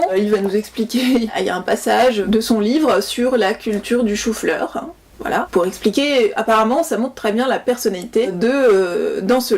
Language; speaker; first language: French; native; French